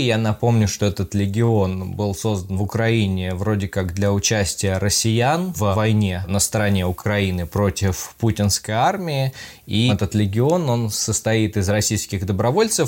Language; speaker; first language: Russian; native; Russian